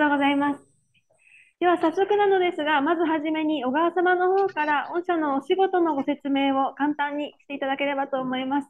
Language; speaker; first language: Japanese; native; Japanese